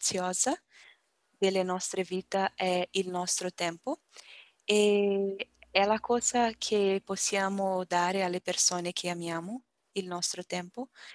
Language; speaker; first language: Italian; non-native, learner; Portuguese